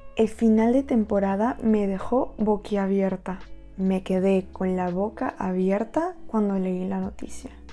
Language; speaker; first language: Spanish; native; Spanish